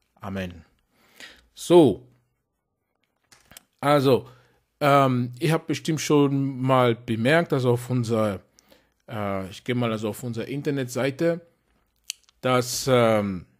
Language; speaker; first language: German; non-native, fluent; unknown